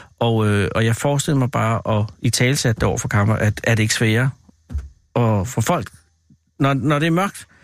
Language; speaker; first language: Danish; native; Danish